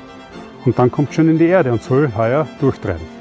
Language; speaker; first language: German; native; German